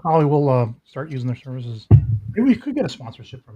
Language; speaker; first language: English; native; English